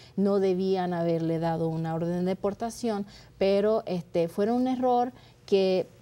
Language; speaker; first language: Spanish; early bilingual, heritage; Spanish